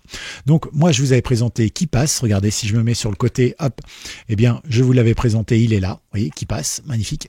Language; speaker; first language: French; native; French